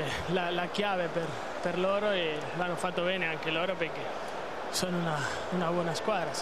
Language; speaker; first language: Italian; non-native, fluent; Spanish